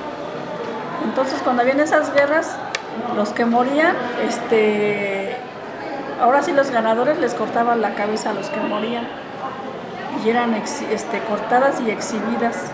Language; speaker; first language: Spanish; native; Spanish